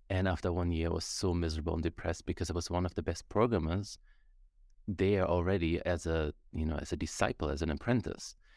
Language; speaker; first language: English; non-native, fluent; German